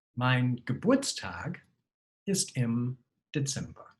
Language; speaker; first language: German; non-native, fluent; English